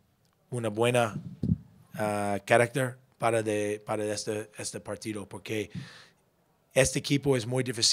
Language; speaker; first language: Spanish; non-native, learner; English